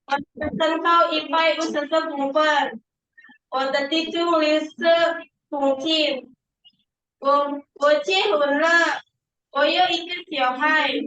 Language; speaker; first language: Chinese; non-native, learner; Indonesian